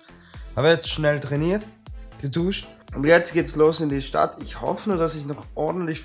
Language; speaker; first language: German; native; German